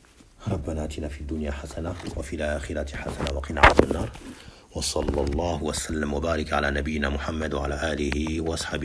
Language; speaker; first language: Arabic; non-native, fluent; French